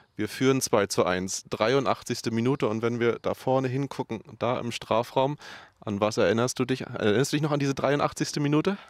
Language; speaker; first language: German; native; German